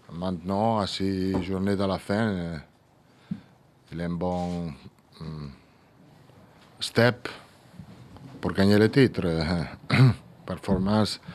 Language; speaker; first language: French; non-native, fluent; Italian